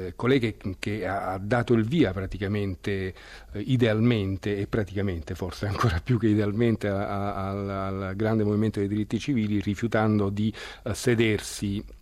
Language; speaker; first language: Italian; native; Italian